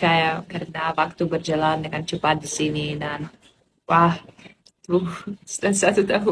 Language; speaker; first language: Indonesian; non-native, fluent; Polish